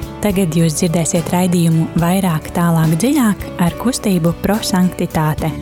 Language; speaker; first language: Latvian; native; Latvian